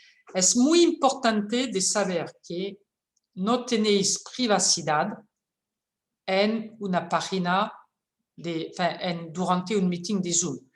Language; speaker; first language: Spanish; non-native, fluent; French